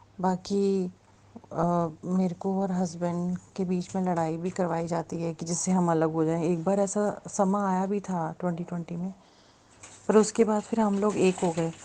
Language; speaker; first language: Hindi; native; Hindi